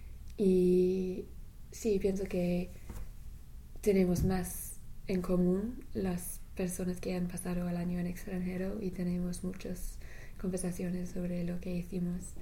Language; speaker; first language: Spanish; non-native, fluent; English